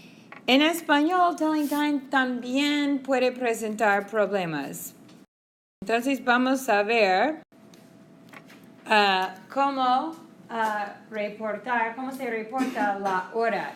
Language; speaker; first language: Spanish; non-native, fluent; English